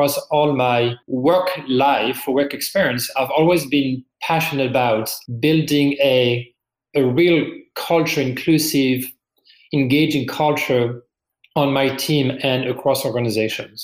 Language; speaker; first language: English; non-native, fluent; French